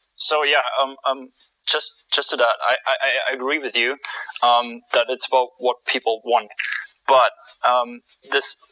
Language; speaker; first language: English; non-native, fluent; German